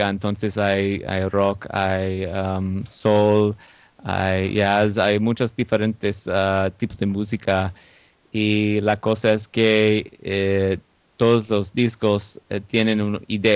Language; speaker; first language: Spanish; non-native, learner; English